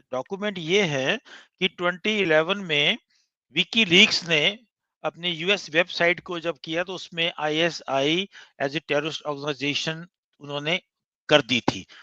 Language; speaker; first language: Hindi; non-native, local second language; Punjabi